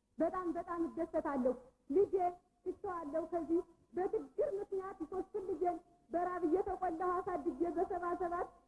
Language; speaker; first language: Amharic; native; Amharic